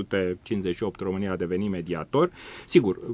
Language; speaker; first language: Romanian; native; Romanian